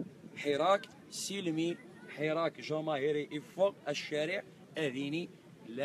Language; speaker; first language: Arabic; non-native, local second language; Riffian